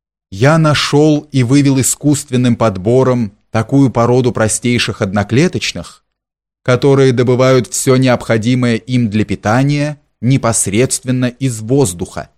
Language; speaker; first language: Russian; native; Russian